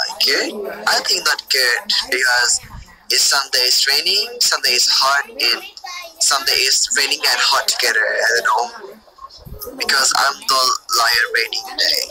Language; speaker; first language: English; non-native, learner; Thai